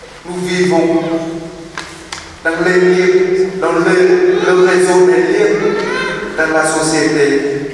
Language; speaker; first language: French; non-native, fluent; Vietnamese